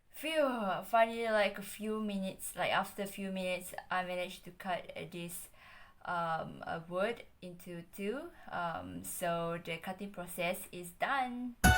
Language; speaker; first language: English; non-native, local second language; Malay